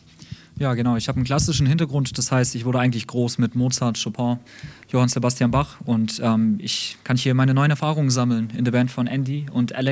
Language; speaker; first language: German; early bilingual, other home language; Russian